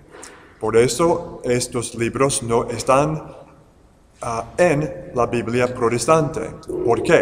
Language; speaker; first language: Spanish; non-native, fluent; English